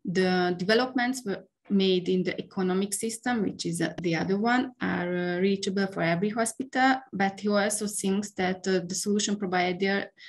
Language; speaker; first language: English; non-native, fluent; Hungarian